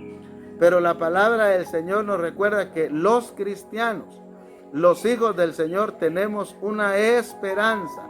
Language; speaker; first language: Spanish; native; Spanish